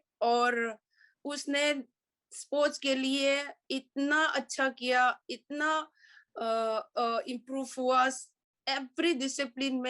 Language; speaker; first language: Hindi; non-native, local second language; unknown